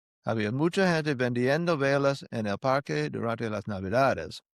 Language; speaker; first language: Spanish; non-native, fluent; English